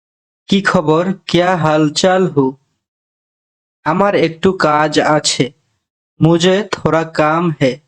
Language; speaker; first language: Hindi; non-native, fluent; Bangla